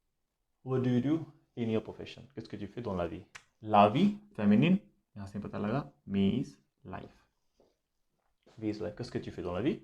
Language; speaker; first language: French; non-native, fluent; Hindi